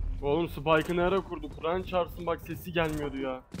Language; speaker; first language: Turkish; native; Turkish